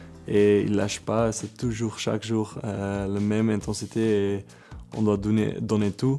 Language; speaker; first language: French; non-native, local second language; Dutch